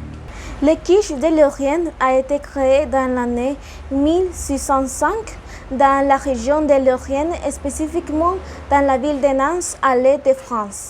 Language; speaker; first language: French; non-native, learner; Spanish